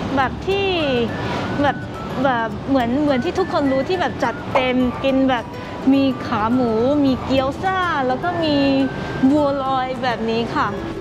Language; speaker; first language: Thai; non-native, fluent; Chinese